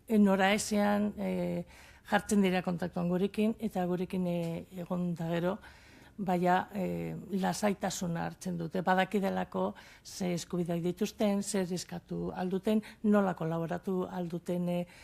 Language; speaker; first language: Basque; native; Basque